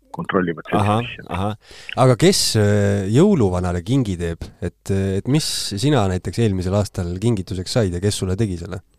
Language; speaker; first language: Estonian; native; Estonian